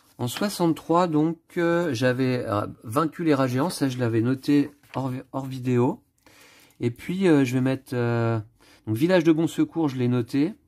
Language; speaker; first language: French; native; French